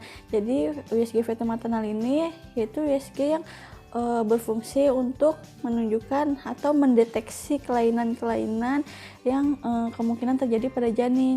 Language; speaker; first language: Indonesian; native; Indonesian